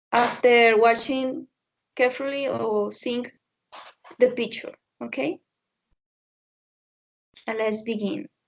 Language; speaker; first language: English; non-native, fluent; Spanish